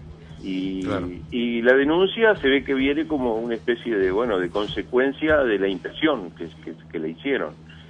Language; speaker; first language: Spanish; native; Spanish